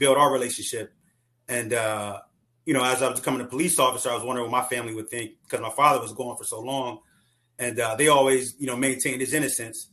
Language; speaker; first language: English; native; English